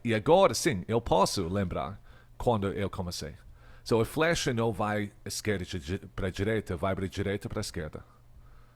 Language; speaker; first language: Portuguese; non-native, fluent; English